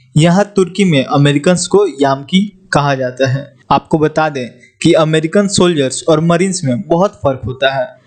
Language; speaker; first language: Hindi; native; Hindi